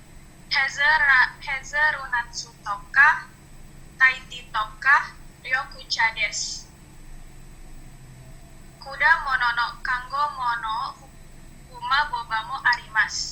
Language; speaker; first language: Japanese; non-native, learner; Indonesian